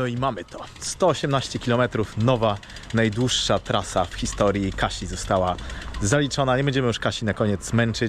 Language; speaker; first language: Polish; native; Polish